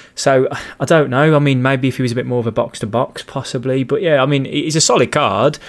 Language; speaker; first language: English; native; English